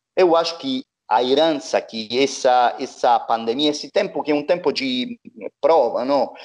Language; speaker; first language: Portuguese; non-native, fluent; Italian